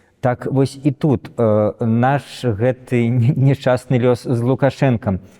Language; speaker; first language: Belarusian; native; Belarusian